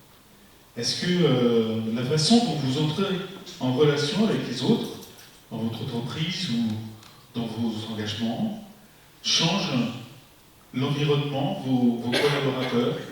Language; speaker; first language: French; native; French